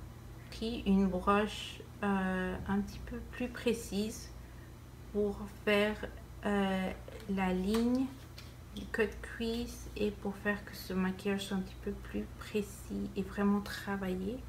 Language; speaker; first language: French; non-native, fluent; Spanish